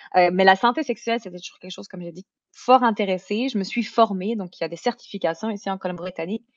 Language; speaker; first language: French; native; French